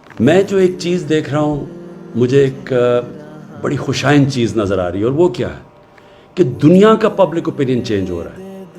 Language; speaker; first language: Urdu; native; Urdu